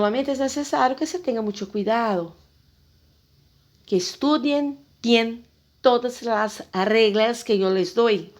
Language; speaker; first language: Spanish; non-native, fluent; Portuguese